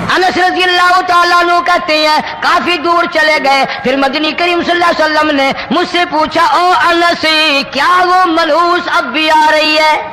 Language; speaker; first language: Urdu; non-native, local second language; Punjabi